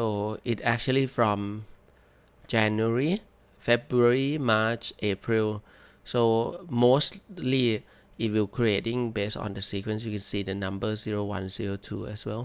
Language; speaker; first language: English; non-native, fluent; Thai